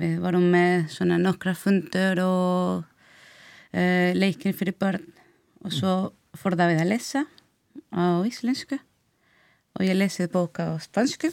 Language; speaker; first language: Icelandic; non-native, learner; Spanish